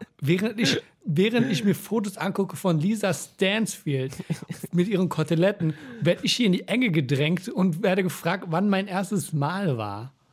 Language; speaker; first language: German; early bilingual, other home language; Persian